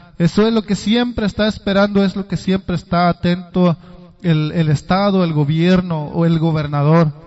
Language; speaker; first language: Spanish; non-native, local second language; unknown